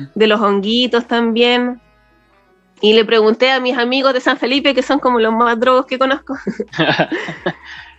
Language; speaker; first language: Spanish; native; Spanish